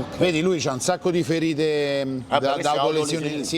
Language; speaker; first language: Italian; native; Italian